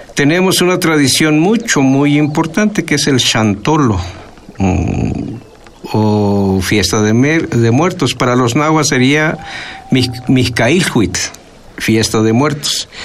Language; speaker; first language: Spanish; non-native, local second language; Nahuatl languages